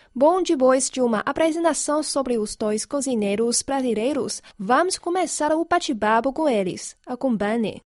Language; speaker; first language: Portuguese; non-native, fluent; Chinese